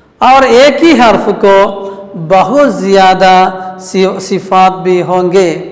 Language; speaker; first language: Urdu; non-native, local second language; Malayalam